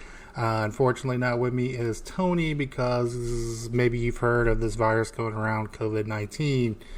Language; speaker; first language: English; native; English